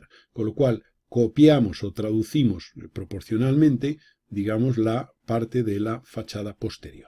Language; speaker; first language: Spanish; native; Spanish